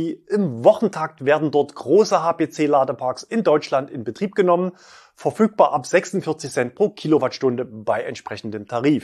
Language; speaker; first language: German; native; German